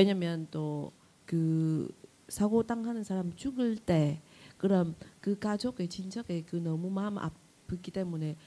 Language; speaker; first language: Korean; non-native, fluent; Vietnamese